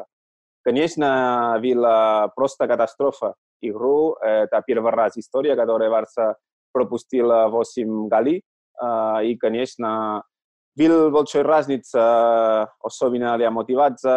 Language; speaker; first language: Russian; non-native, learner; Catalan